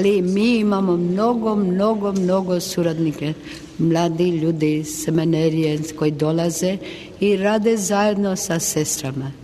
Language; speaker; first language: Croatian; non-native, local second language; Albanian